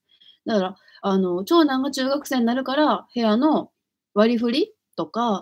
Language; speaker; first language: Japanese; native; Japanese